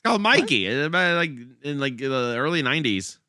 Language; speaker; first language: English; native; English